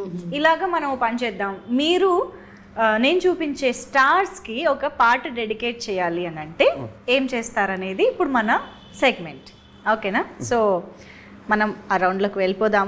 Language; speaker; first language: Telugu; native; Telugu